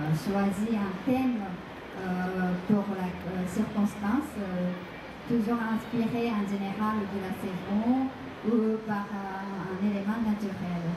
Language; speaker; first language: French; non-native, fluent; Japanese